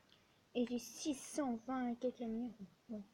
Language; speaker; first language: French; native; French